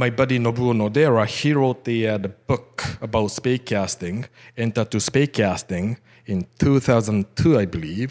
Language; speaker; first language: English; non-native, fluent; Japanese